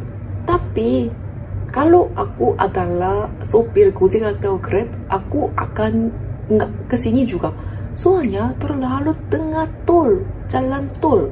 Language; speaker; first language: Indonesian; non-native, fluent; Korean